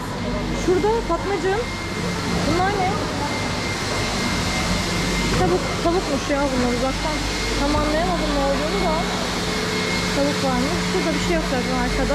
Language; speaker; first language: Turkish; native; Turkish